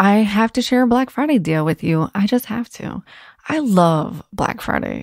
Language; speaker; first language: English; native; English